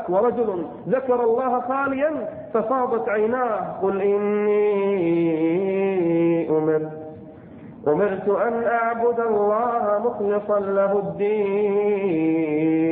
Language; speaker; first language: Arabic; native; Arabic